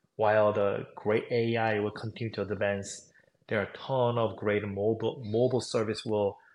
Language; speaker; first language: English; non-native, fluent; Korean